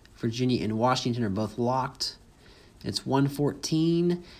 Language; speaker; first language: English; native; English